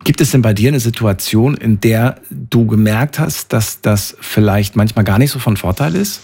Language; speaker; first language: German; native; German